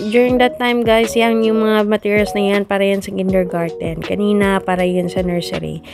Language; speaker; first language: Filipino; non-native, local second language; Cebuano